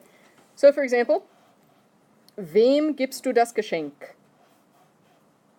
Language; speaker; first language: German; non-native, fluent; English